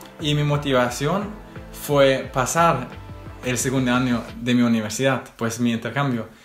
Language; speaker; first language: Spanish; non-native, fluent; German